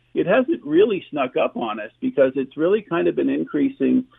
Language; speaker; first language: English; native; English